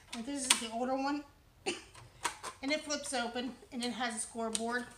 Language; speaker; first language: English; native; English